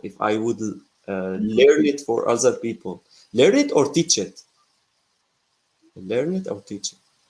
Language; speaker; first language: English; non-native, fluent; Arabic